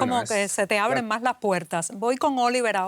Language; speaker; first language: Spanish; native; Spanish